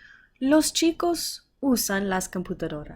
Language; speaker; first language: Spanish; non-native, fluent; English